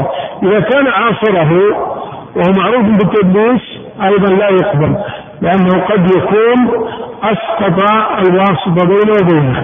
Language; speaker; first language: Arabic; native; Arabic